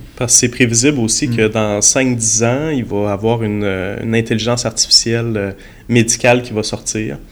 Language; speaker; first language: French; native; French